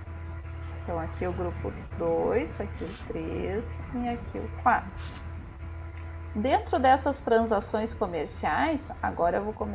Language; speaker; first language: Portuguese; native; Portuguese